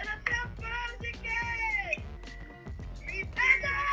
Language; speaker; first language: Portuguese; native; Portuguese